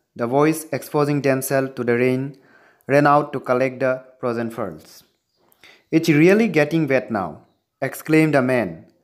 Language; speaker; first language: English; non-native, local second language; Assamese